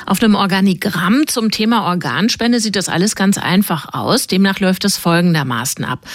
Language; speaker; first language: German; native; German